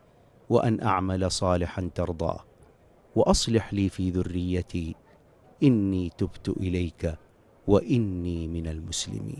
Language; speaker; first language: Arabic; native; Arabic